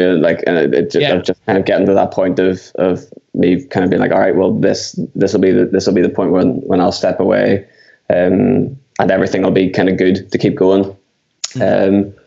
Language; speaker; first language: English; native; English